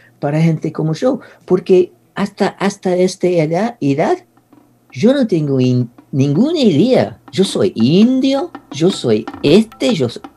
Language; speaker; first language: Spanish; non-native, learner; English